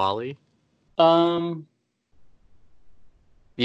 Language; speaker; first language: English; native; English